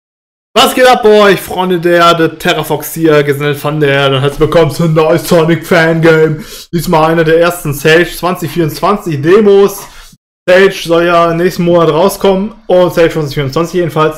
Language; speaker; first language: German; native; German